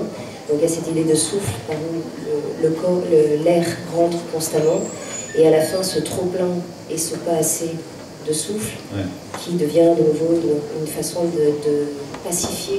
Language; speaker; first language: French; native; French